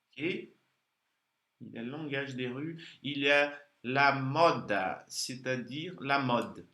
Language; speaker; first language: French; non-native, fluent; Portuguese